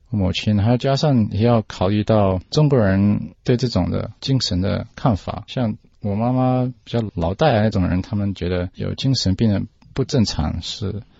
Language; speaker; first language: Chinese; early bilingual, heritage; Chinese